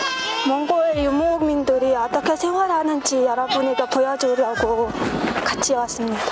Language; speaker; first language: Korean; non-native, fluent; Mongolian